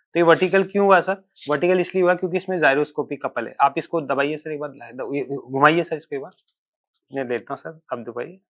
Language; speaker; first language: Hindi; native; Hindi